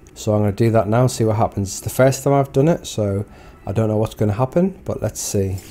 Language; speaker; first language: English; native; English